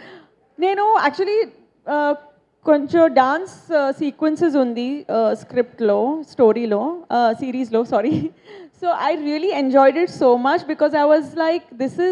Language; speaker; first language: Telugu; non-native, learner; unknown